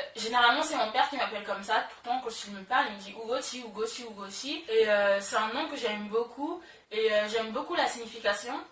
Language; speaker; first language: French; early bilingual, other home language; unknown